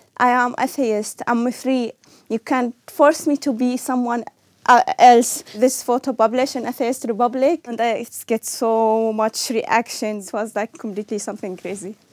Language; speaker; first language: English; non-native, learner; Arabic